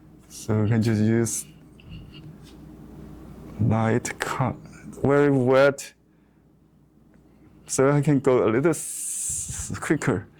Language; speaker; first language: English; non-native, fluent; Chinese